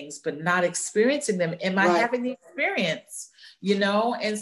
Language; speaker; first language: English; native; English